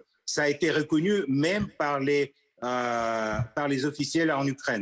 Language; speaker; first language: French; non-native, fluent; Russian